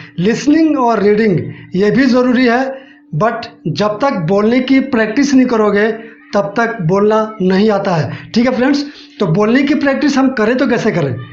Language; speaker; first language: Hindi; native; Hindi